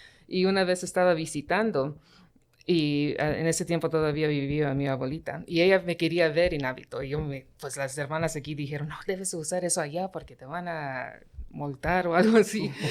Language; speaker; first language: Spanish; early bilingual, heritage; Spanish